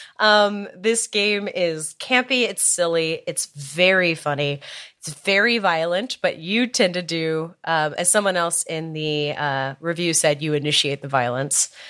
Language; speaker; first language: English; native; English